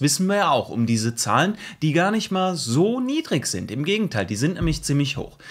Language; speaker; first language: German; native; German